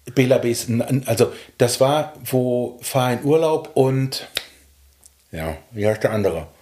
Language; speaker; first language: German; native; German